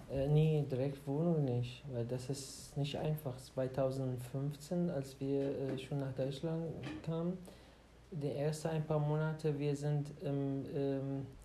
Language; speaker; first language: German; non-native, fluent; Arabic